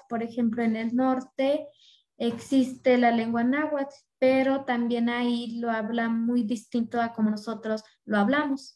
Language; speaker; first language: Spanish; non-native, local second language; Nahuatl languages